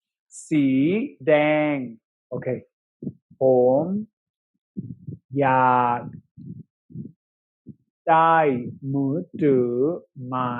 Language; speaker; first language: Thai; non-native, learner; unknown